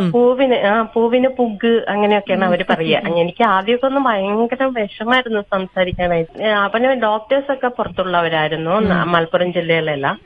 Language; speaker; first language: Malayalam; native; Malayalam